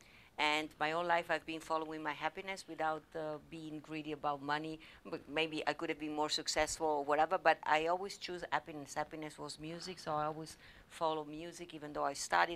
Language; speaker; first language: English; non-native, fluent; Italian